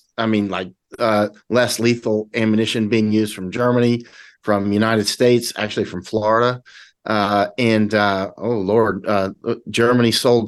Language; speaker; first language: English; native; English